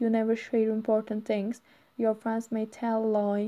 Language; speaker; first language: English; non-native, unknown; Turkish